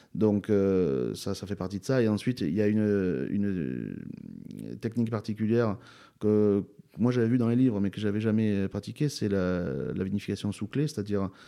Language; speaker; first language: French; native; French